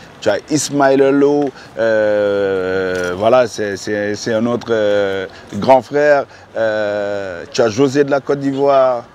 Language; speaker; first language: French; non-native, local second language; Wolof